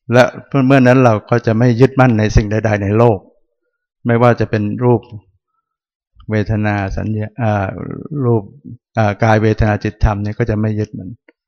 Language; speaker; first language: Thai; native; Thai